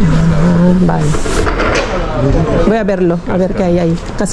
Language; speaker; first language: Spanish; non-native, learner; Filipino